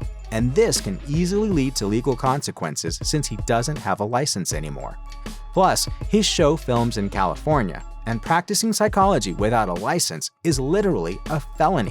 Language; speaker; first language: English; native; English